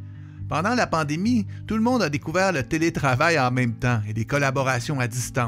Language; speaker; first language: French; native; French